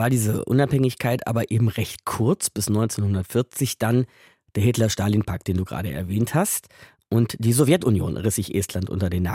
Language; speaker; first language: German; native; German